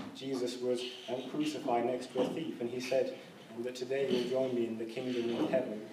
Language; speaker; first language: English; native; English